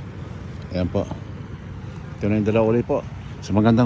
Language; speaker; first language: Filipino; native; Filipino